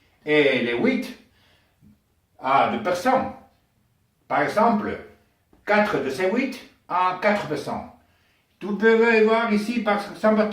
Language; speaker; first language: French; non-native, learner; Spanish